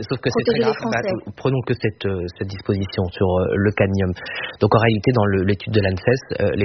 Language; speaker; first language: French; native; French